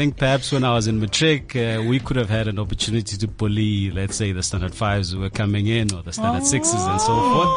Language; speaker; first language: English; non-native, local second language; Zulu